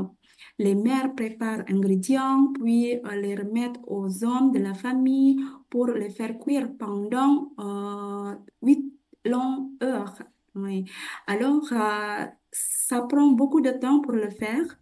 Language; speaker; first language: French; non-native, fluent; Indonesian